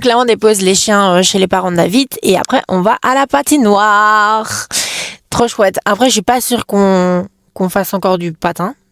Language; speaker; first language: French; native; French